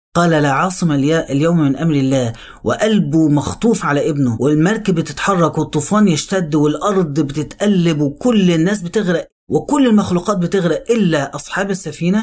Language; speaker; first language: Arabic; native; Arabic